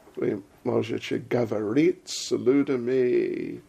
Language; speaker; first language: Russian; non-native, learner; English